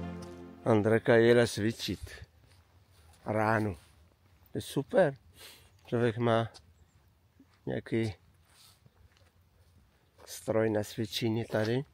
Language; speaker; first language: Czech; non-native, learner; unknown